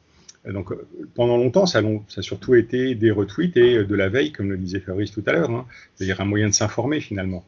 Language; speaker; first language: French; native; French